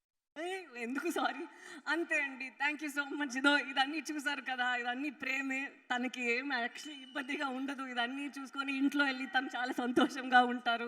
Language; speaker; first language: Telugu; non-native, fluent; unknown